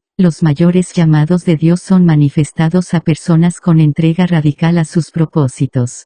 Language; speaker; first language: Spanish; native; Spanish